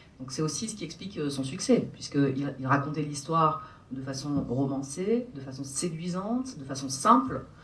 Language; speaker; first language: French; native; French